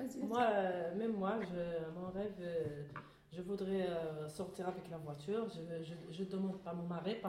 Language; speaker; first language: French; non-native, learner; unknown